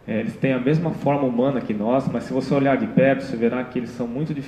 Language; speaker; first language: Portuguese; native; Portuguese